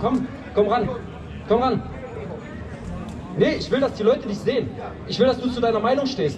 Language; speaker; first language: German; native; German